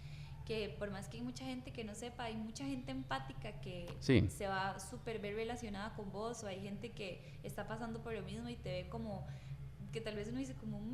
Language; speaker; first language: Spanish; native; Spanish